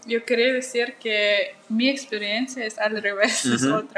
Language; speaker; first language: Spanish; non-native, fluent; Russian